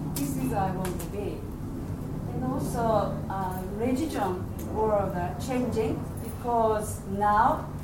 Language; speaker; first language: English; non-native, learner; Japanese